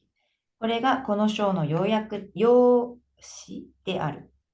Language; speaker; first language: Japanese; native; Japanese